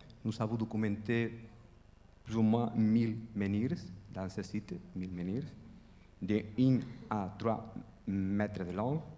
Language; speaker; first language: French; non-native, fluent; Spanish